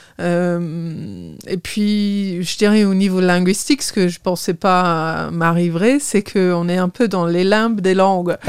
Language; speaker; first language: French; non-native, fluent; English